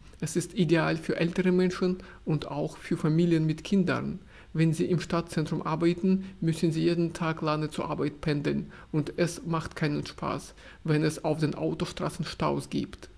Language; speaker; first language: German; non-native, fluent; Russian